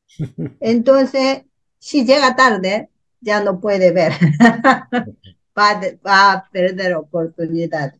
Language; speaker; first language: Spanish; non-native, learner; Korean